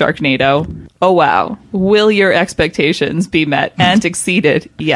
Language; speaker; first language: English; native; English